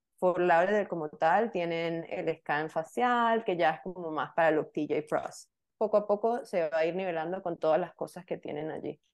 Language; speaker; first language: Spanish; native; Spanish